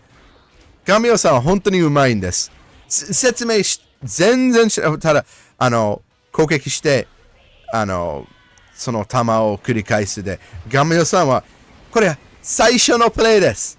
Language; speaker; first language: Japanese; non-native, learner; English